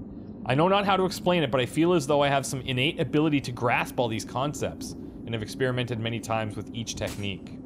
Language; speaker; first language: English; native; English